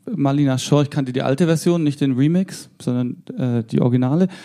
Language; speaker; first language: German; early bilingual, other home language; Persian